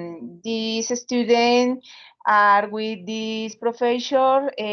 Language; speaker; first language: English; non-native, learner; Spanish